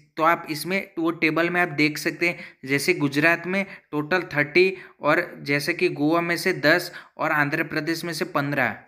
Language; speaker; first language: Hindi; non-native, local second language; Gujarati